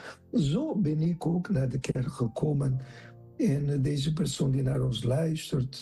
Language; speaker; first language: Dutch; non-native, fluent; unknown